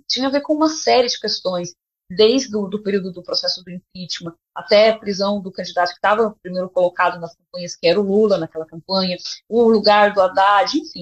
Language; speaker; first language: Portuguese; native; Portuguese